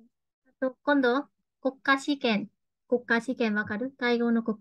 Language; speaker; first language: Japanese; non-native, fluent; Vietnamese